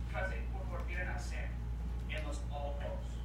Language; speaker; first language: Spanish; non-native, fluent; English